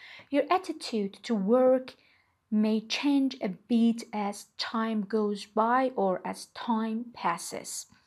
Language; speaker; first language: English; non-native, fluent; Persian